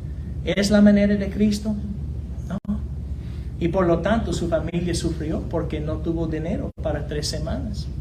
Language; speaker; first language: Spanish; non-native, fluent; English